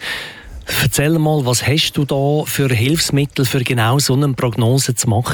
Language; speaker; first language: German; native; German